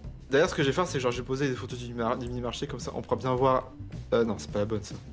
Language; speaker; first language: French; native; French